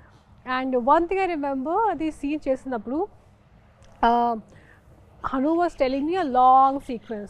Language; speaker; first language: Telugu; non-native, fluent; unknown